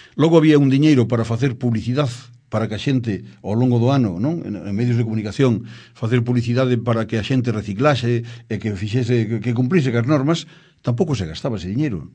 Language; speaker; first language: Galician; native; Galician